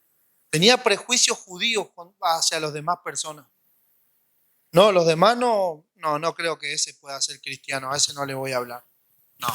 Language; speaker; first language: Spanish; native; Spanish